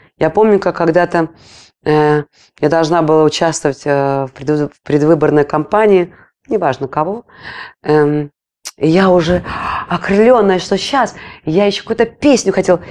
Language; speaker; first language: Russian; non-native, local second language; Latvian